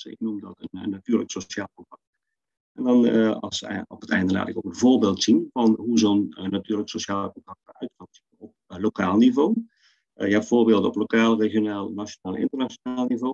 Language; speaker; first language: Dutch; native; Dutch